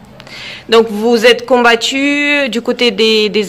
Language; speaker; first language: French; non-native, fluent; Russian